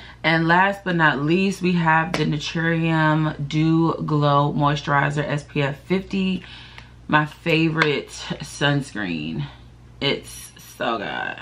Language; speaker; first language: English; native; English